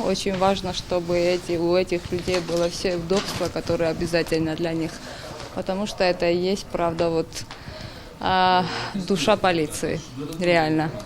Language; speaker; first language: Russian; non-native, fluent; Georgian